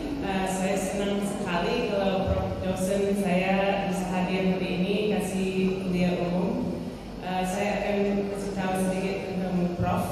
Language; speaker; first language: Indonesian; non-native, fluent; English